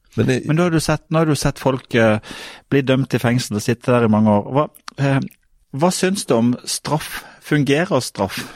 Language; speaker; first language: Norwegian; native; Norwegian